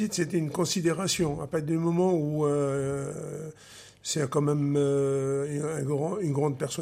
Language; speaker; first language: French; non-native, local second language; Arabic